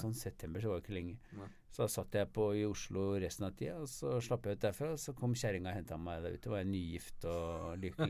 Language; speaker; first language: Norwegian; native; Norwegian